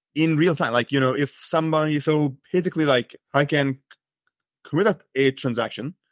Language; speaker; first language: English; non-native, fluent; Arabic